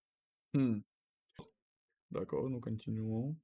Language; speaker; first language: French; non-native, learner; Russian